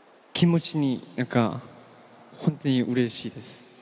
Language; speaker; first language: Japanese; non-native, learner; Korean